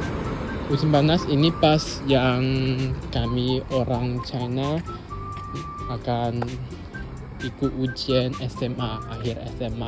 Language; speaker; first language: Indonesian; non-native, fluent; Chinese